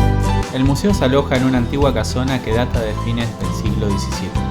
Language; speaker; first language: Spanish; native; Spanish